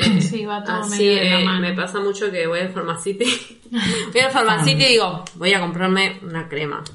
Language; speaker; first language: Spanish; native; Spanish